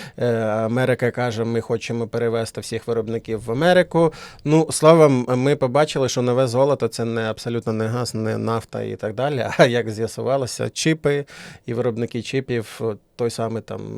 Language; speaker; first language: Ukrainian; native; Ukrainian